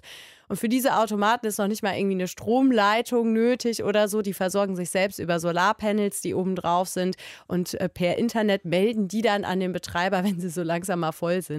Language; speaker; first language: German; native; German